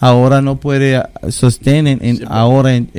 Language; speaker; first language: Spanish; early bilingual, heritage; English